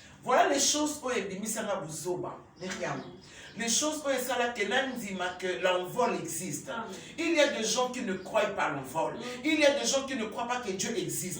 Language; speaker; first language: French; non-native, local second language; Lingala